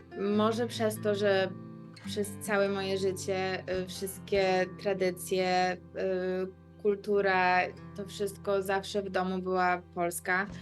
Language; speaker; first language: Polish; early bilingual, heritage; Polish